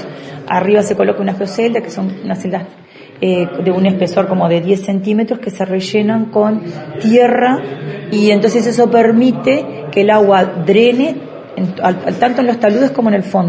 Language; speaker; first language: Spanish; native; Spanish